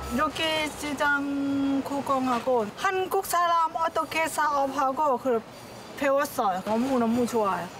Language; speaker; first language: Korean; non-native, learner; Lao